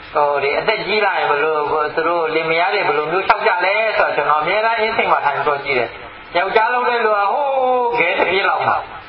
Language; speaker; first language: Burmese; non-native, local second language; Hakha Chin